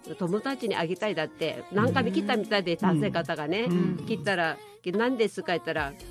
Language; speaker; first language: Japanese; non-native, fluent; Korean